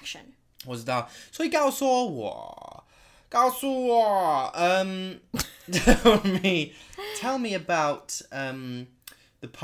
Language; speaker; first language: Chinese; non-native, learner; English